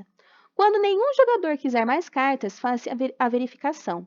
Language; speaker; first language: Portuguese; native; Portuguese